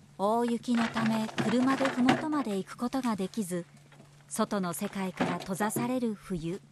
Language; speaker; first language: Japanese; native; Japanese